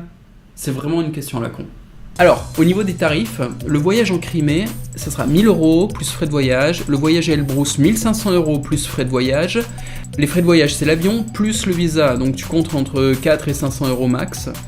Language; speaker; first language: French; native; French